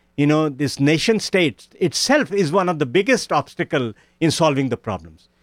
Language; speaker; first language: English; non-native, local second language; Punjabi